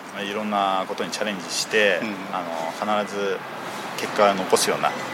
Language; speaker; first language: Japanese; early bilingual, other home language; Chinese